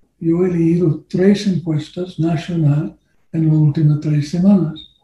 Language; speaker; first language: Spanish; non-native, learner; English